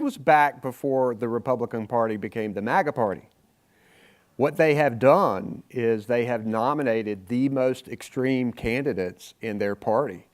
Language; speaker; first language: English; native; English